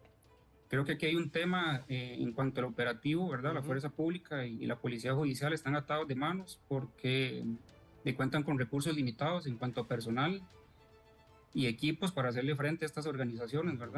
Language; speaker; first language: Spanish; native; Spanish